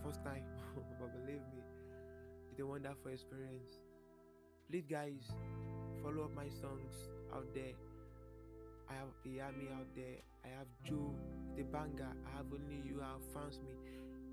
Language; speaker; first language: English; non-native, local second language; Yoruba